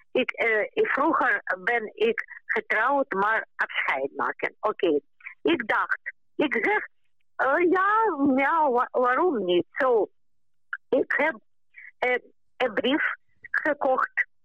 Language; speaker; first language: Dutch; non-native, local second language; Ukrainian